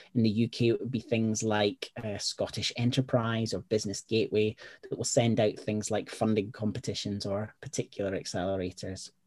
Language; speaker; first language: English; native; English